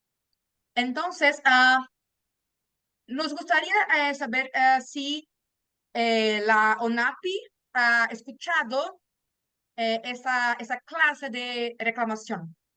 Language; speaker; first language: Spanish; non-native, fluent; Portuguese